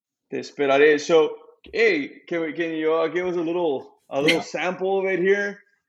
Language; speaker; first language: English; early bilingual, other home language; Spanish